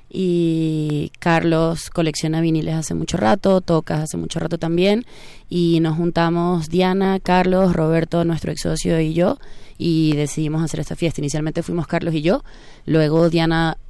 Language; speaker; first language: Spanish; native; Spanish